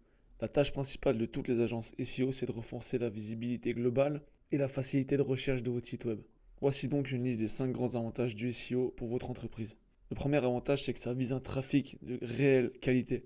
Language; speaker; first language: French; native; French